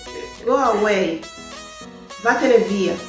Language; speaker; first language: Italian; non-native, learner; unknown